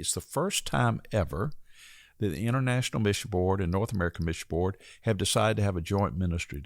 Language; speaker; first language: English; native; English